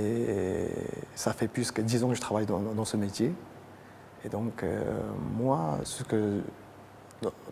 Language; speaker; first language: French; non-native, fluent; Chinese